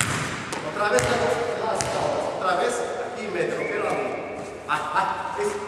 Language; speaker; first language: Spanish; non-native, learner; Portuguese